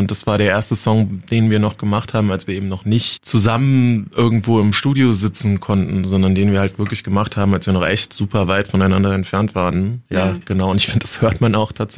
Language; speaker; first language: German; native; German